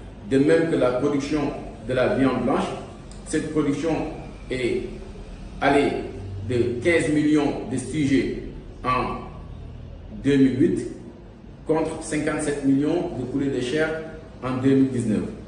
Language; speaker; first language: French; non-native, local second language; Wolof